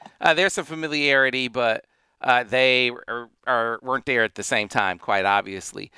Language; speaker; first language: English; native; English